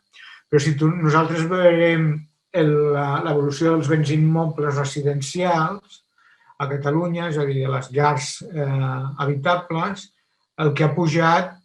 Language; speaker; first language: Catalan; native; Catalan